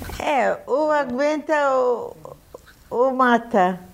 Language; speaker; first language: Portuguese; non-native, fluent; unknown